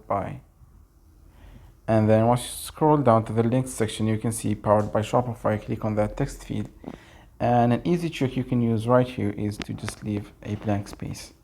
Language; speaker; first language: English; non-native, fluent; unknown